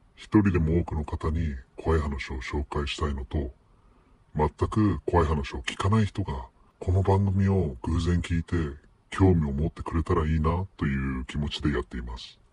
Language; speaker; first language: Japanese; non-native, fluent; English